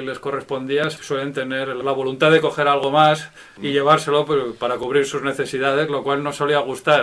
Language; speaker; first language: Spanish; native; Spanish